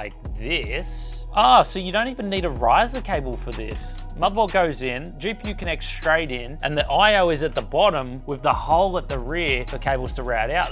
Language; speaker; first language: English; native; English